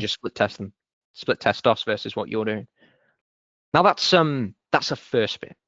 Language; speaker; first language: English; native; English